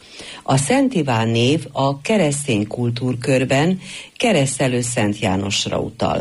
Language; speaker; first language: Hungarian; native; Hungarian